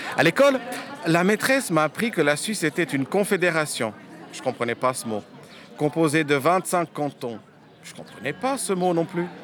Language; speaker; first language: French; early bilingual, other home language; Romanian